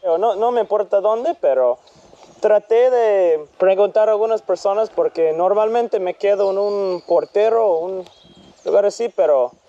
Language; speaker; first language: Spanish; non-native, learner; English